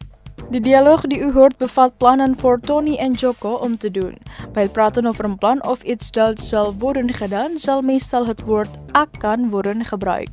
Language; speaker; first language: Dutch; non-native, learner; Indonesian